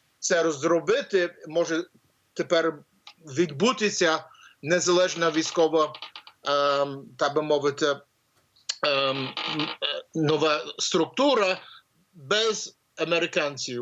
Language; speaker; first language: Ukrainian; early bilingual, heritage; English